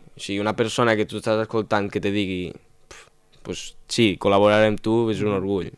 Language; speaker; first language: Catalan; non-native, local second language; Spanish